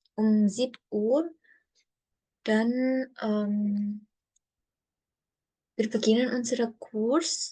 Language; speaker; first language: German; non-native, fluent; Indonesian